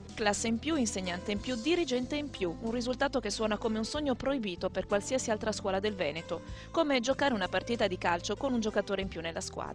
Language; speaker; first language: Italian; native; Italian